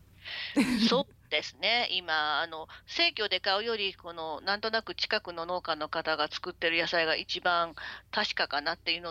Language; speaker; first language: Japanese; native; Japanese